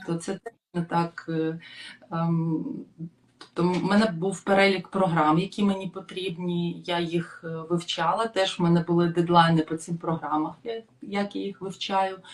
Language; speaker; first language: Ukrainian; non-native, local second language; Russian